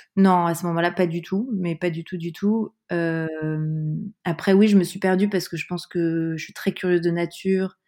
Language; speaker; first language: French; native; French